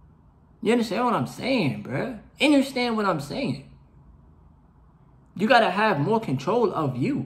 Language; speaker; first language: English; native; English